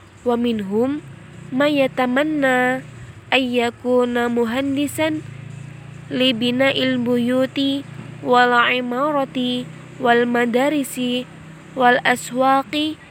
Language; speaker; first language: Arabic; non-native, learner; Indonesian